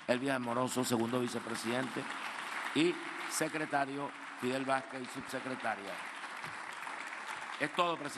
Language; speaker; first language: Spanish; native; Spanish